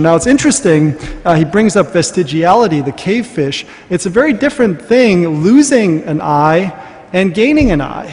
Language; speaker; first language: English; native; English